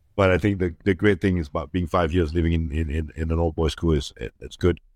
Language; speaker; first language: English; early bilingual, other home language; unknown